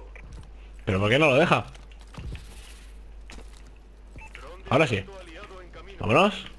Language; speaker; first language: Spanish; native; Spanish